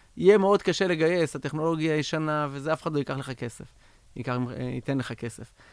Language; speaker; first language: Hebrew; native; Hebrew